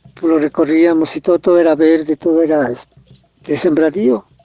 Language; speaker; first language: Spanish; native; Spanish